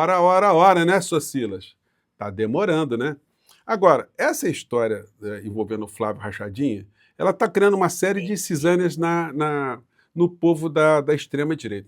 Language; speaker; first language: Portuguese; native; Portuguese